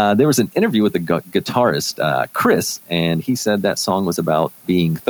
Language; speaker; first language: English; native; English